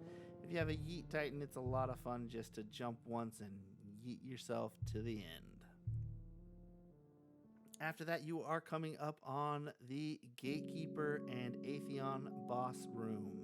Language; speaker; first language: English; native; English